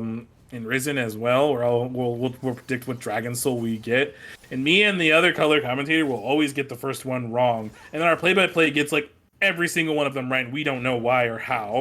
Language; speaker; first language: English; native; English